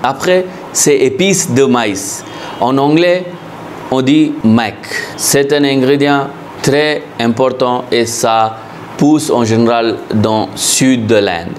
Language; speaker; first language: French; non-native, fluent; Hindi